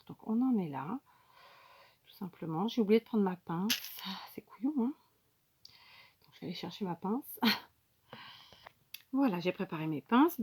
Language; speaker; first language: French; native; French